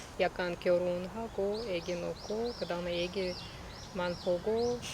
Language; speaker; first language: Korean; non-native, learner; Russian